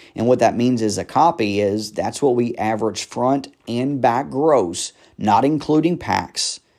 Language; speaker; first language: English; native; English